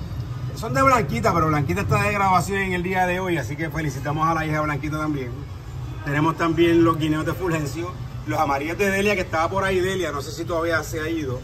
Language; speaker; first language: Spanish; native; Spanish